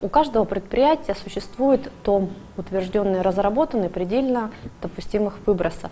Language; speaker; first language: Russian; native; Russian